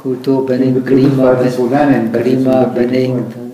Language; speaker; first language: German; non-native, fluent; Czech